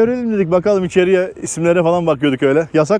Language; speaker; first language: Turkish; native; Turkish